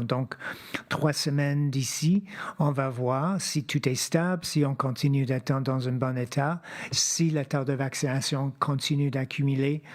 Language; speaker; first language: French; non-native, fluent; English